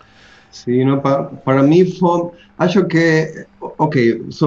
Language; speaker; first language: Portuguese; non-native, learner; Spanish